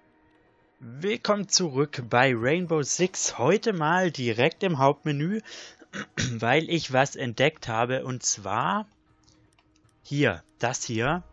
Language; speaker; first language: German; native; German